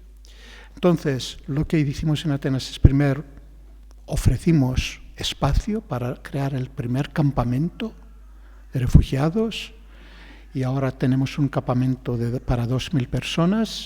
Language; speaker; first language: Spanish; non-native, fluent; Greek